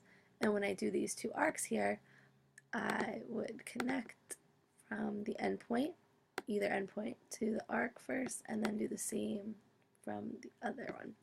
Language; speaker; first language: English; native; English